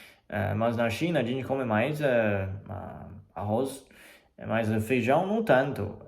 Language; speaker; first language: Portuguese; non-native, fluent; Chinese